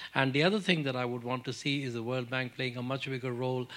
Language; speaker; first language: English; non-native, local second language; Urdu